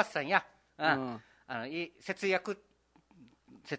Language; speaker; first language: Japanese; native; Japanese